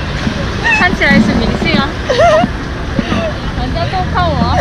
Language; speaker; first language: Chinese; non-native, fluent; Korean